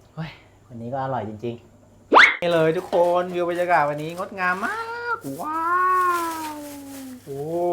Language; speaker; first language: Thai; non-native, local second language; S'gaw Karen